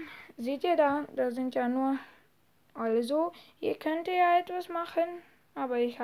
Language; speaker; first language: German; non-native, learner; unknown